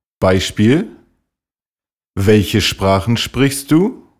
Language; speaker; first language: German; native; German